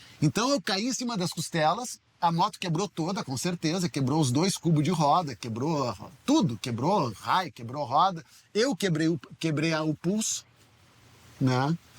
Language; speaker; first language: Portuguese; native; Portuguese